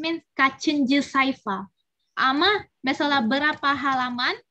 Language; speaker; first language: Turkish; non-native, learner; Indonesian